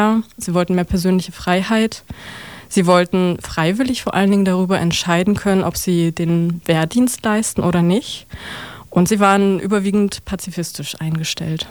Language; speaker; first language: German; native; German